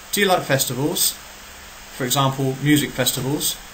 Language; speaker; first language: English; native; English